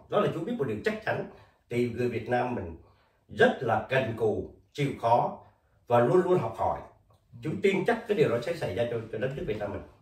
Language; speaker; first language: Vietnamese; native; Vietnamese